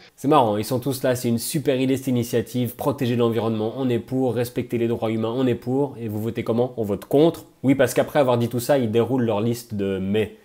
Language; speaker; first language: French; native; French